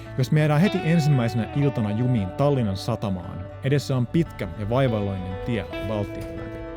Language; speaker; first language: Finnish; native; Finnish